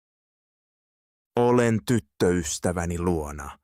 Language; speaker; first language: Finnish; non-native, fluent; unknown